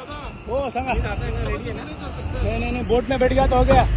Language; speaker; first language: Hindi; non-native, local second language; Marathi